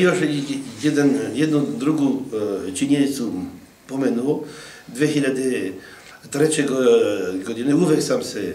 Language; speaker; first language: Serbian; non-native, fluent; French